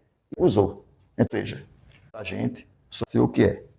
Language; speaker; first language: Portuguese; native; Portuguese